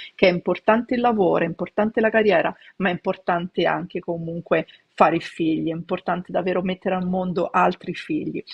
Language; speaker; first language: Italian; native; Italian